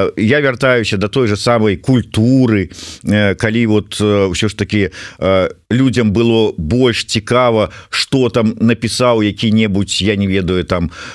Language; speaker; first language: Belarusian; non-native, local second language; Russian